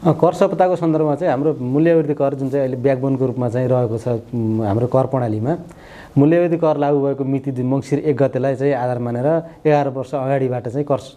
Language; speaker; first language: Nepali; native; Nepali